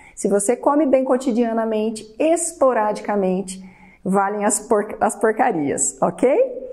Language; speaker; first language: Portuguese; native; Portuguese